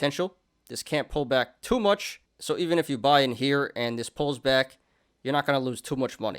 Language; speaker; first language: English; native; English